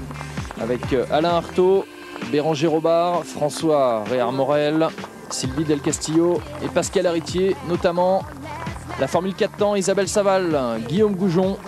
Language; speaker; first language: French; native; French